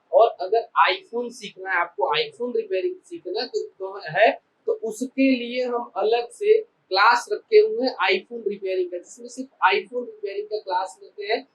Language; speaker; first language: Hindi; native; Hindi